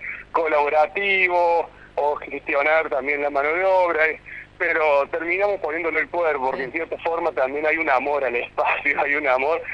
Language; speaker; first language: Spanish; native; Spanish